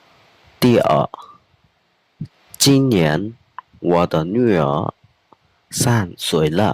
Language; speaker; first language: Chinese; non-native, fluent; Khmer